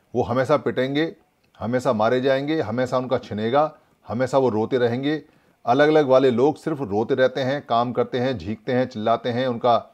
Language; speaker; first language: Hindi; native; Hindi